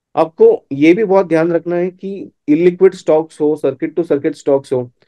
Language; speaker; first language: Hindi; non-native, local second language; Gujarati